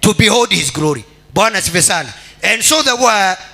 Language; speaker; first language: English; non-native, local second language; Swahili